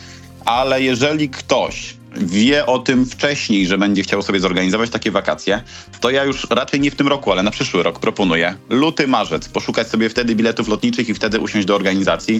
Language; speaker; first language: Polish; native; Polish